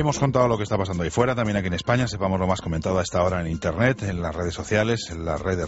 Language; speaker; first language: Spanish; native; Spanish